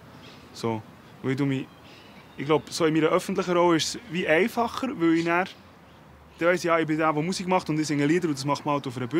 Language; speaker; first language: German; native; German